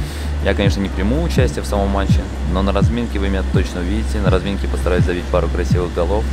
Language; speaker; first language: Russian; native; Russian